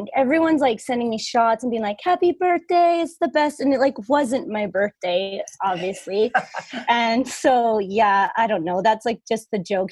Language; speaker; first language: English; native; English